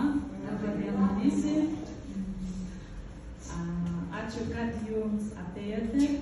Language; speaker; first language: Lithuanian; non-native, learner; Kyrgyz